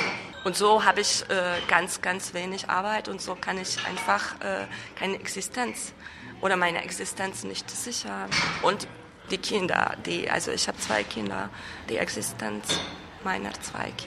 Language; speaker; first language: German; non-native, fluent; Hungarian